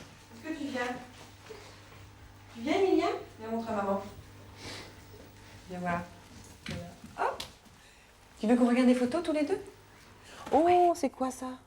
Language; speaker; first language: French; native; French